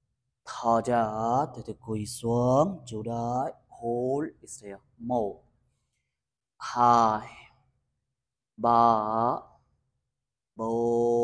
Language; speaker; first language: Vietnamese; non-native, learner; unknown